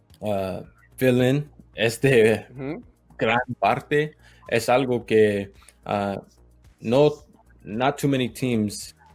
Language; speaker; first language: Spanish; non-native, learner; English